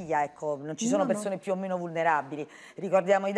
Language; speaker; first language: Italian; native; Italian